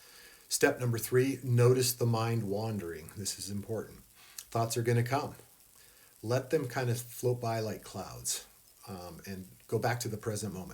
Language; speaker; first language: English; native; English